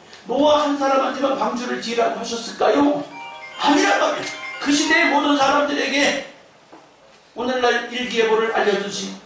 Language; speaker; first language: Korean; native; Korean